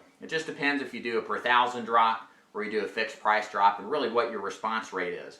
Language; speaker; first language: English; native; English